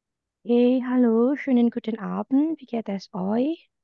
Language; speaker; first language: German; non-native, fluent; Indonesian